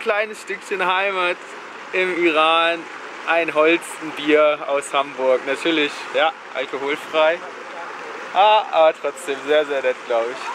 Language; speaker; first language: German; native; German